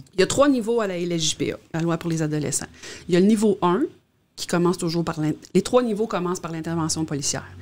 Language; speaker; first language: French; native; French